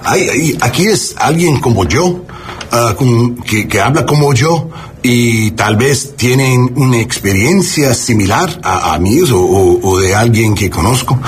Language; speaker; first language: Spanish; non-native, learner; English